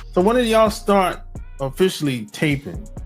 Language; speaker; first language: English; native; English